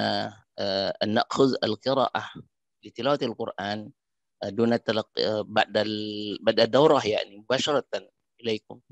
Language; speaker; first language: Arabic; non-native, fluent; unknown